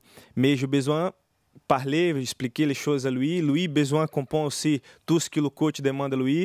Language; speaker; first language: French; non-native, learner; Portuguese